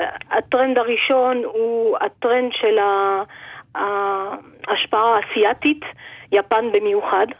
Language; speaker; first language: Hebrew; non-native, fluent; French